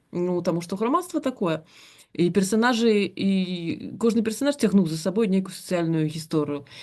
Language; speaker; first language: Belarusian; non-native, local second language; Russian